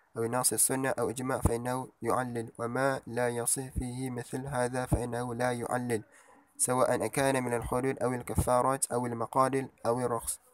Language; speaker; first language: Arabic; non-native, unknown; Malay